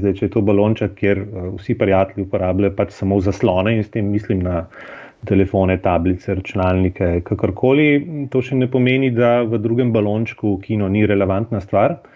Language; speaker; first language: Slovenian; native; Slovenian